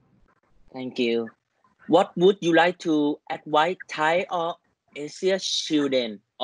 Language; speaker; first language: English; non-native, learner; Thai